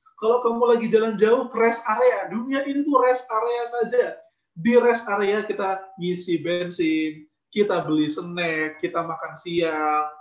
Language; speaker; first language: Indonesian; native; Indonesian